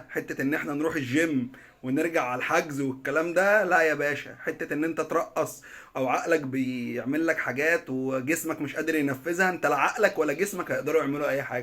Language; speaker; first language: Arabic; native; Arabic